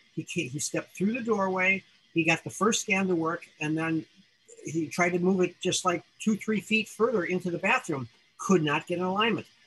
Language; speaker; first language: English; native; English